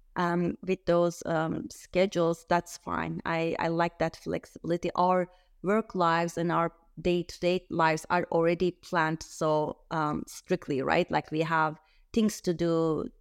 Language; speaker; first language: English; non-native, fluent; Turkish